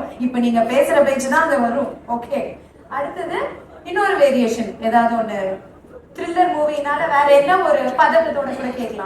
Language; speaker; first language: Tamil; native; Tamil